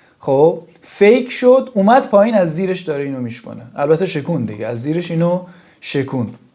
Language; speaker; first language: Persian; native; Persian